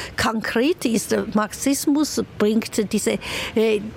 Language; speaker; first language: German; non-native, fluent; Chinese